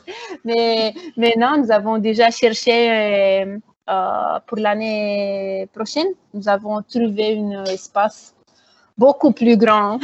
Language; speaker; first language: French; non-native, fluent; Romanian